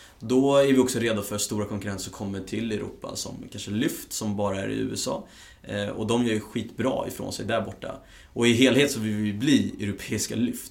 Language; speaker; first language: Swedish; early bilingual, other home language; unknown